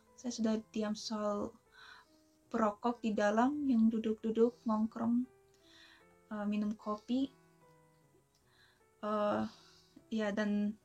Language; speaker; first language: Indonesian; non-native, fluent; Russian